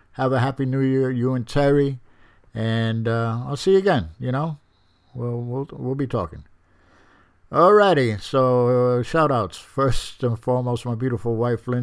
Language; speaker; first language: English; early bilingual, other home language; Spanish